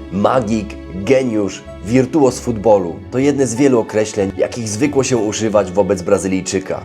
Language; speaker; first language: Polish; native; Polish